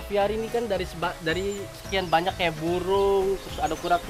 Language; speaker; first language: Indonesian; native; Indonesian